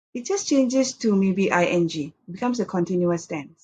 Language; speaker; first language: English; non-native, local second language; Malay